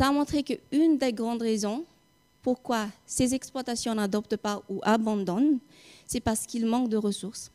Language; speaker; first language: French; non-native, local second language; Malagasy